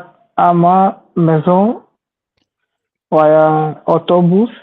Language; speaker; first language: French; non-native, learner; Hindi